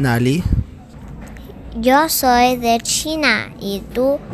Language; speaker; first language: Spanish; non-native, learner; Chinese